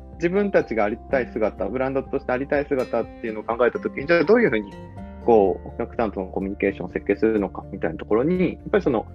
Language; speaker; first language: Japanese; early bilingual, other home language; Italian